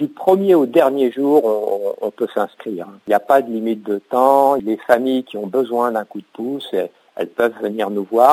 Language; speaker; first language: French; native; French